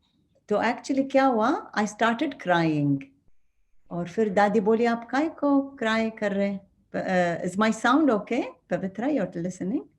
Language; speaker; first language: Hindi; non-native, fluent; Arabic